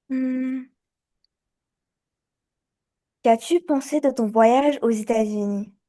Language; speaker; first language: French; early bilingual, other home language; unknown